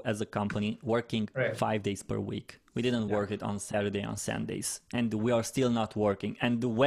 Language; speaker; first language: English; non-native, fluent; Romanian